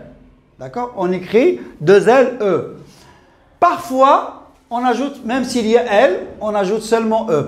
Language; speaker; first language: French; non-native, local second language; Arabic